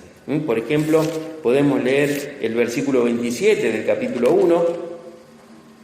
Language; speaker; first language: Spanish; native; Spanish